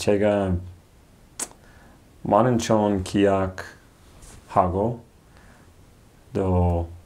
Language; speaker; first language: Korean; non-native, learner; English